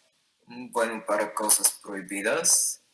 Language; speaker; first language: Spanish; non-native, learner; Bulgarian